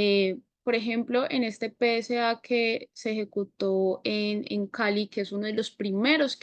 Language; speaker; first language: Spanish; native; Spanish